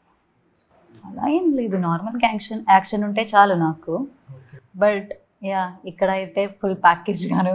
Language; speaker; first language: Telugu; non-native, learner; Malayalam